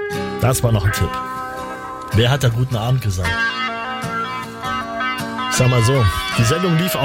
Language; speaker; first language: German; native; German